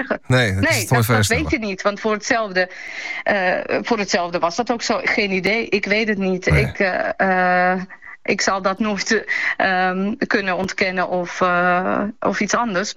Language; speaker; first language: Dutch; early bilingual, other home language; Bosnian